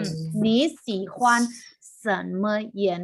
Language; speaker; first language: Chinese; non-native, fluent; Indonesian